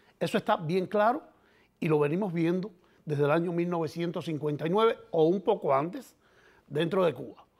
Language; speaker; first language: Spanish; native; Spanish